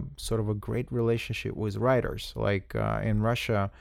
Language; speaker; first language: English; non-native, fluent; Russian